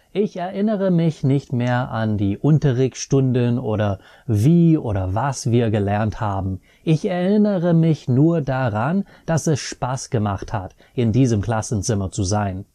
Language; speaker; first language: German; non-native, fluent; English